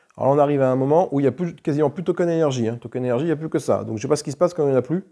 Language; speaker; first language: French; native; French